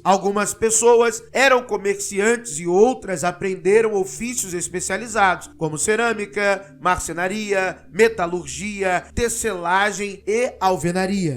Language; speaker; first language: Portuguese; native; Portuguese